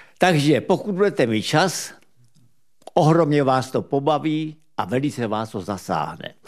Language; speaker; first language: Czech; native; Czech